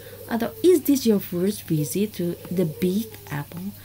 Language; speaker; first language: English; non-native, fluent; Indonesian